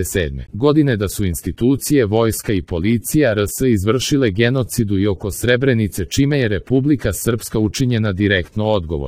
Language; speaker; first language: Croatian; native; Croatian